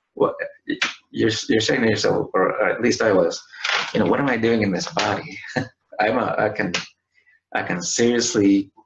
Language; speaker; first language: English; native; English